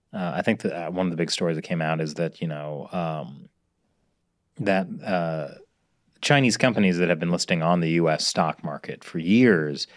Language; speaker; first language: English; native; English